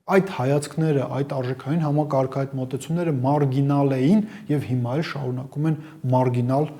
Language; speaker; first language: Armenian; native; Armenian